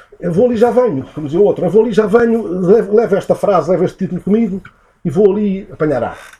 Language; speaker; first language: Portuguese; native; Portuguese